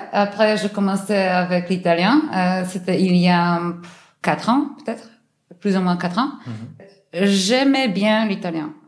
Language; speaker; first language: French; non-native, learner; Polish